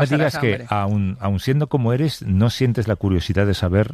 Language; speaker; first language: Spanish; native; Spanish